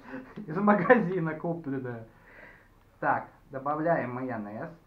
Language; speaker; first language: Russian; native; Russian